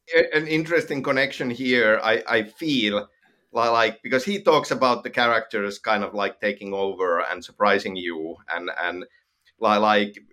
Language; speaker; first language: English; non-native, fluent; Finnish